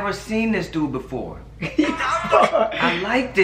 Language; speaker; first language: English; native; English